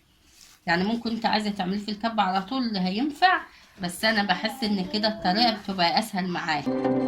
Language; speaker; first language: Arabic; native; Arabic